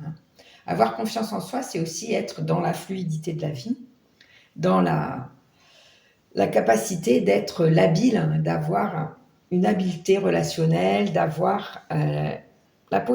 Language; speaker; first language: French; native; French